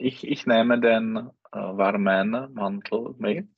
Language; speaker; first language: German; non-native, learner; Czech